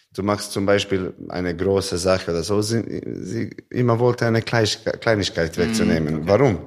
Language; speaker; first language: German; non-native, fluent; Serbian